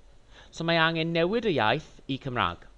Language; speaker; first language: Welsh; non-native, local second language; English